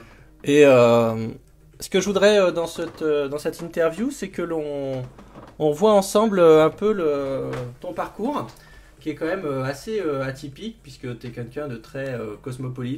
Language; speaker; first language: French; native; French